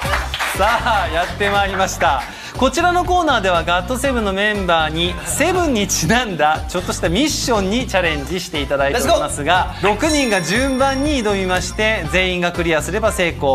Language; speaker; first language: Japanese; native; Japanese